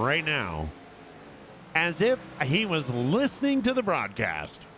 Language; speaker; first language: English; native; English